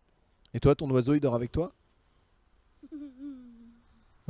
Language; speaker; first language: French; native; French